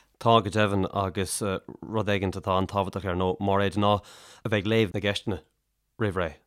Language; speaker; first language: Irish; native; Irish